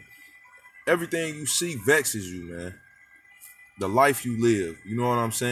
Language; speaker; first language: English; native; English